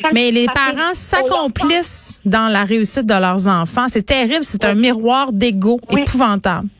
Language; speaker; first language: French; native; French